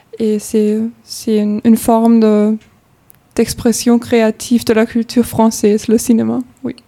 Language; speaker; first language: French; non-native, fluent; German